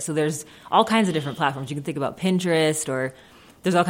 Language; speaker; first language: English; native; English